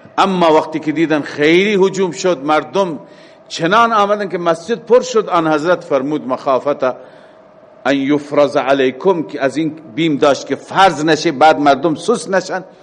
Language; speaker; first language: Persian; native; Persian